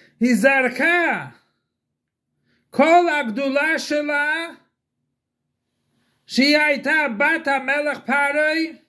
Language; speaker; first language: Hebrew; non-native, fluent; English